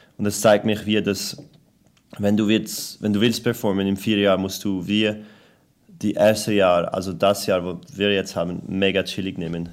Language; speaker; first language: German; non-native, local second language; French